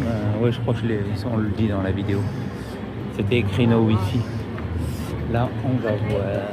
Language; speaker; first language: French; native; French